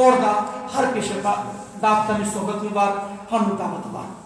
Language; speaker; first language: Turkish; non-native, learner; Urdu